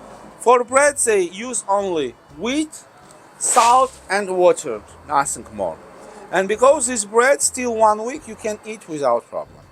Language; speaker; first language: English; non-native, learner; Georgian